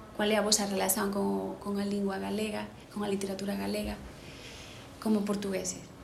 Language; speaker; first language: Galician; native; Galician